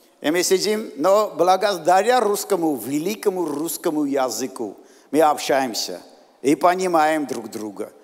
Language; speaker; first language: Russian; non-native, local second language; Armenian